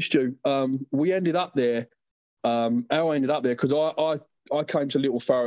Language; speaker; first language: English; native; English